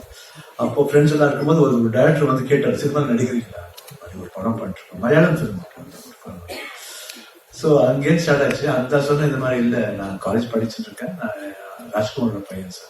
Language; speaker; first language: Tamil; non-native, local second language; Kannada